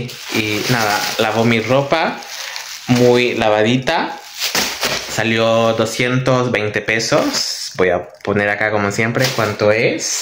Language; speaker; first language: Spanish; non-native, fluent; Portuguese